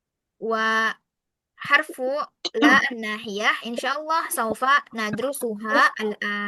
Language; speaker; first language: Arabic; non-native, fluent; Indonesian